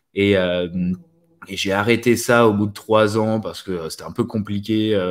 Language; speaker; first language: French; native; French